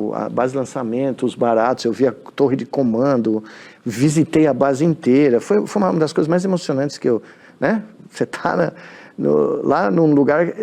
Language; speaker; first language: Portuguese; native; Portuguese